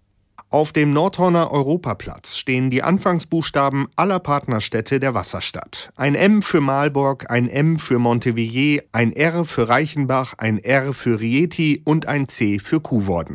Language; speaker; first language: German; native; German